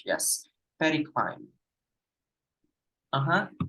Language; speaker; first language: English; non-native, fluent; Indonesian